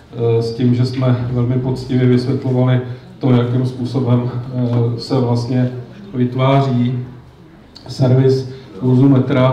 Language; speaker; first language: Czech; native; Czech